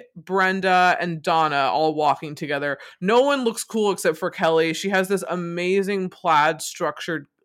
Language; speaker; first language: English; native; English